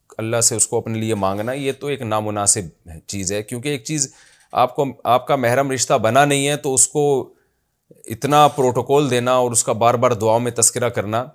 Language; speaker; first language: Urdu; native; Urdu